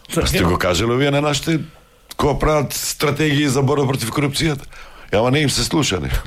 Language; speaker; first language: Macedonian; native; Macedonian